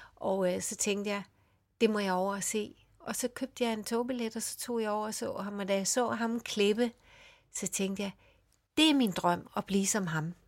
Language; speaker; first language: Danish; early bilingual, other home language; Swedish